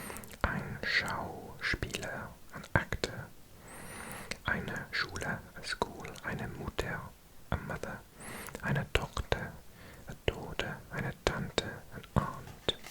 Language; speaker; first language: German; non-native, learner; Welsh